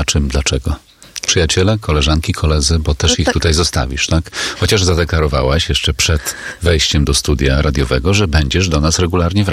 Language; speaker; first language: Polish; native; Polish